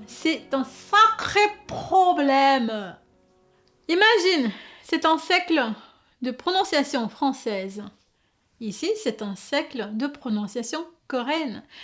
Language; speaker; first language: French; non-native, fluent; Korean